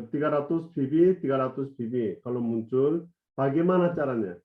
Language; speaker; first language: Indonesian; non-native, fluent; Korean